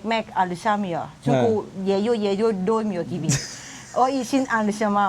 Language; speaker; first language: Turkish; non-native, learner; Thai